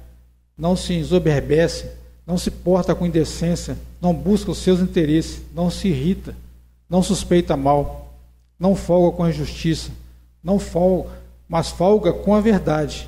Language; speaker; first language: Portuguese; native; Portuguese